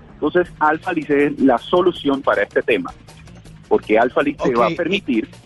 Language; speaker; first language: Spanish; native; Spanish